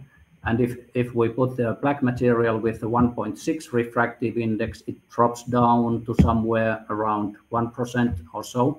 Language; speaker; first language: English; non-native, fluent; Finnish